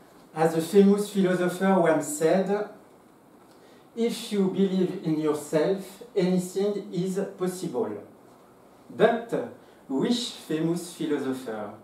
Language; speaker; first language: English; non-native, fluent; French